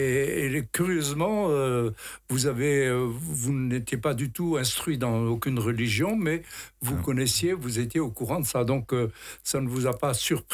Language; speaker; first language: French; native; French